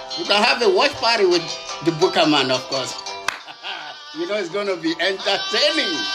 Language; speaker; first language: English; non-native, local second language; Yoruba